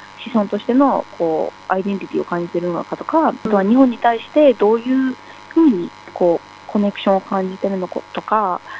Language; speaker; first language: Japanese; native; Japanese